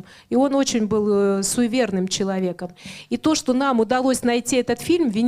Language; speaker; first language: Russian; native; Russian